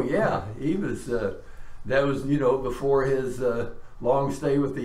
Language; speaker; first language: English; native; English